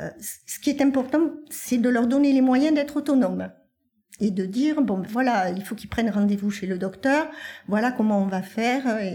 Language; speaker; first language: French; native; French